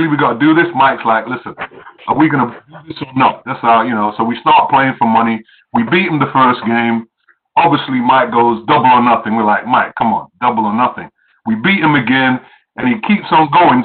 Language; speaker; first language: English; native; English